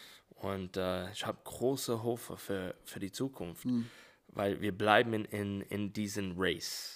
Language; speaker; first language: German; non-native, fluent; English